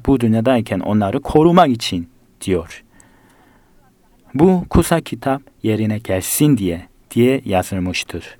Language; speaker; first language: Turkish; non-native, fluent; Korean